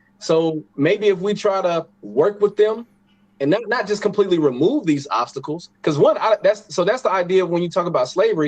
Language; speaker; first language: English; native; English